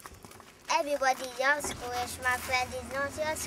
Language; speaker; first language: English; non-native, learner; Hungarian